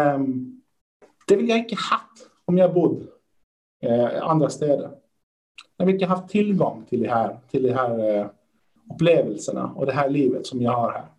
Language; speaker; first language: Swedish; early bilingual, other home language; Persian